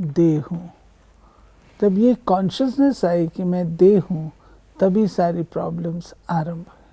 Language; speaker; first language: Hindi; native; Hindi